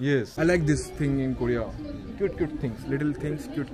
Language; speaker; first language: English; non-native, local second language; Hindi